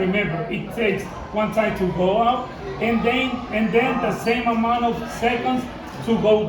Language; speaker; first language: English; non-native, fluent; Spanish